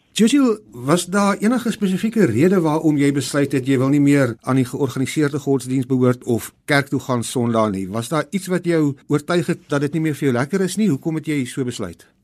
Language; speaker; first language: Afrikaans; native; Afrikaans